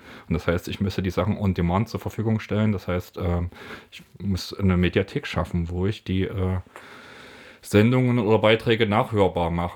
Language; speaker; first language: German; native; German